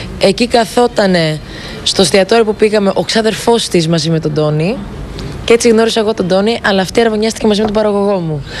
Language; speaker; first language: Greek; early bilingual, heritage; Greek